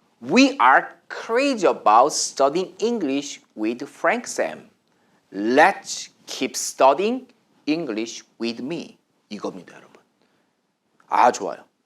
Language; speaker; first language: English; non-native, fluent; Korean